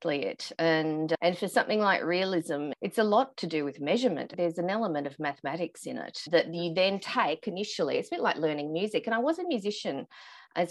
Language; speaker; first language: English; native; English